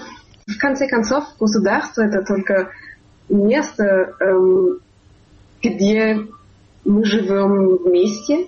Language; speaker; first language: Russian; non-native, fluent; German